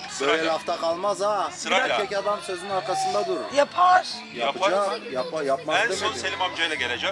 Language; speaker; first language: Turkish; native; Turkish